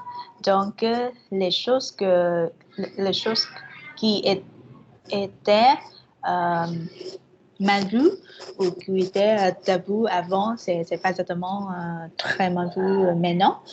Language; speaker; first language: French; non-native, fluent; Vietnamese